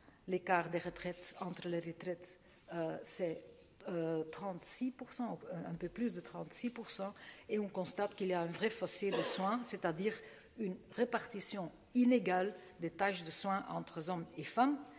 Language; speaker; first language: French; non-native, fluent; Dutch